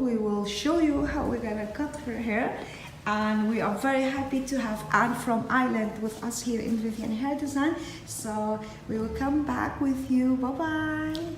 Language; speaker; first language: English; non-native, fluent; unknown